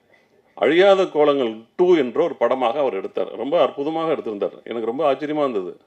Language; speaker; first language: Tamil; native; Tamil